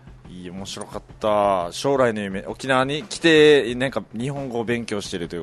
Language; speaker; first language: Japanese; native; Japanese